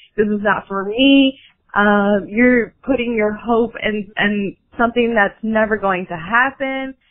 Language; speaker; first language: English; native; English